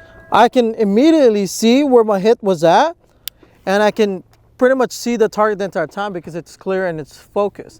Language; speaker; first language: English; native; English